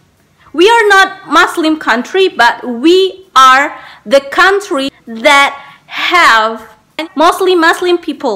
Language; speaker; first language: English; non-native, learner; Indonesian